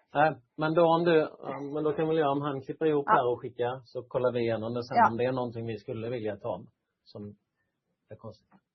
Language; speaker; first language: Swedish; native; Swedish